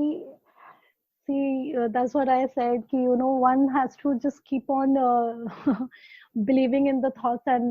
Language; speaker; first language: English; non-native, local second language; Hindi